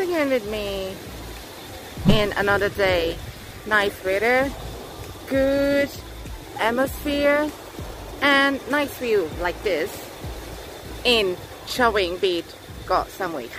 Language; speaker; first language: English; non-native, learner; Thai